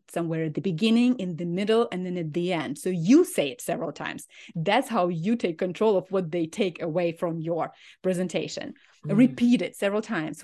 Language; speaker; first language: English; non-native, fluent; Ukrainian